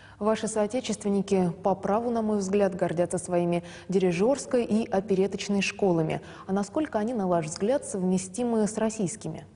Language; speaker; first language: Russian; native; Russian